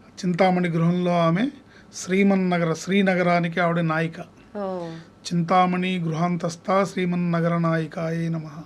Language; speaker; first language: Telugu; native; Telugu